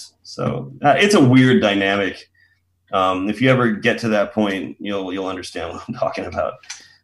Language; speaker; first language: English; native; English